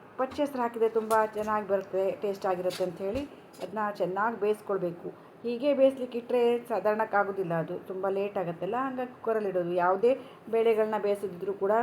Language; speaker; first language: Kannada; non-native, local second language; Konkani